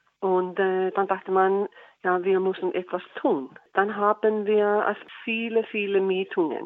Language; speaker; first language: German; non-native, learner; Icelandic